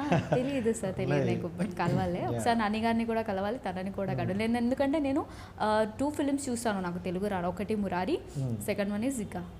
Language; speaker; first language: Telugu; non-native, learner; Odia